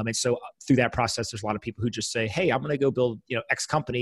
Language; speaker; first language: English; native; English